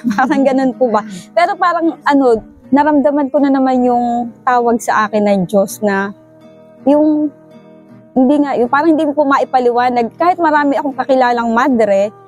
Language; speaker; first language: Filipino; native; Filipino